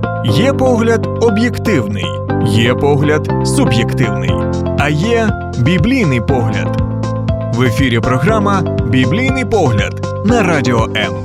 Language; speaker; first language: Ukrainian; native; Ukrainian